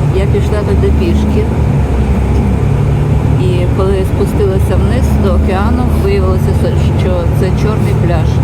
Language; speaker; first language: Ukrainian; native; Ukrainian